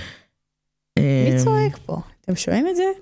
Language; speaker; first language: Hebrew; native; Hebrew